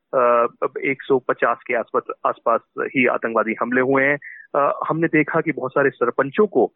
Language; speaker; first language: Hindi; native; Hindi